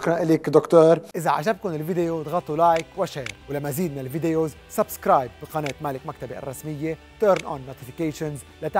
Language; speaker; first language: Arabic; native; Arabic